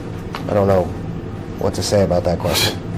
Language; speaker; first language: English; native; English